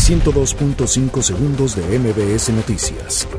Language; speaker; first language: Spanish; native; Spanish